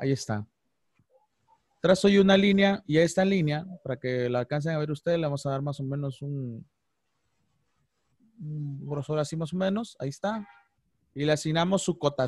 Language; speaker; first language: Spanish; native; Spanish